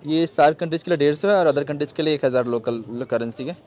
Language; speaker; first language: Hindi; native; Hindi